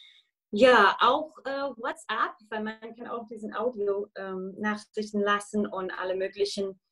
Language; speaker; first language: German; non-native, fluent; English